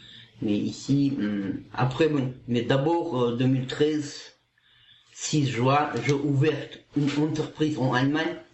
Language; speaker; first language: French; non-native, learner; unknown